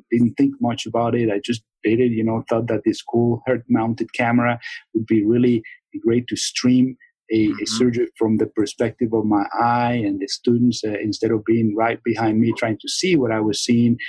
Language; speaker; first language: English; non-native, fluent; Spanish